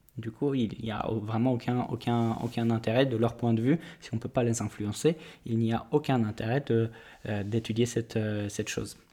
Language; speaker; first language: French; non-native, fluent; Polish